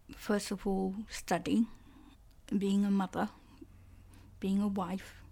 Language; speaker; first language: English; non-native, local second language; Cantonese